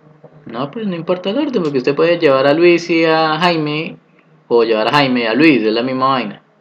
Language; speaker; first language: Spanish; native; Spanish